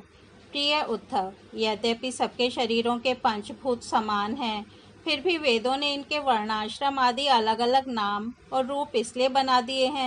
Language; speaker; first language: Hindi; native; Hindi